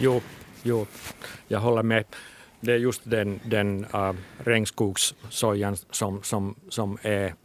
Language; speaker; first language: Swedish; non-native, local second language; Finnish